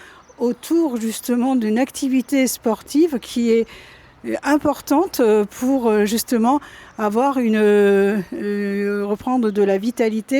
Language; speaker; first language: French; native; French